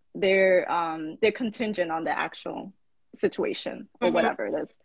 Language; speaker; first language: English; native; English